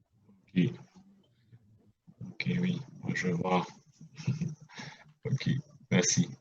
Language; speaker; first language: French; non-native, fluent; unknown